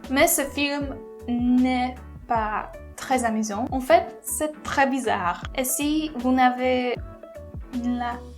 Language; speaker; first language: French; non-native, learner; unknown